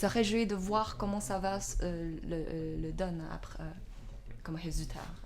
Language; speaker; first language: French; non-native, learner; Chinese